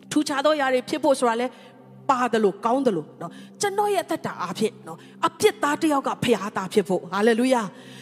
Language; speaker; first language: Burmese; non-native, local second language; Tedim Chin